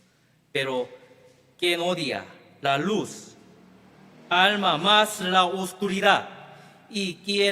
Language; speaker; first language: Spanish; non-native, learner; Korean